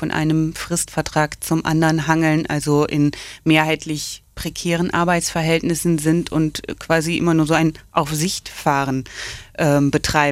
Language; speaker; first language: German; native; German